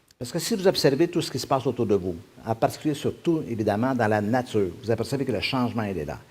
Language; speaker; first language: French; native; French